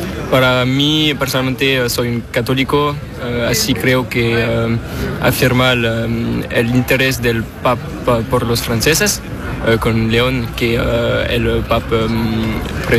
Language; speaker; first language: Spanish; non-native, learner; French